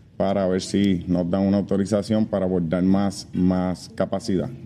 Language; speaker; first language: Spanish; native; Spanish